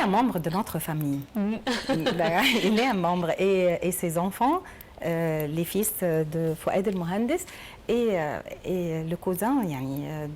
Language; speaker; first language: French; non-native, learner; Arabic